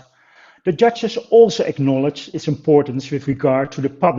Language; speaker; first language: English; non-native, fluent; Dutch